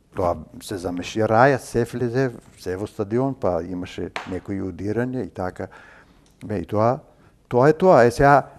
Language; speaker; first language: Macedonian; native; Macedonian